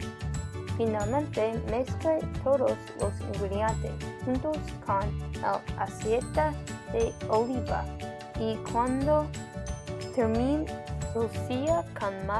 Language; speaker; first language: Spanish; non-native, learner; English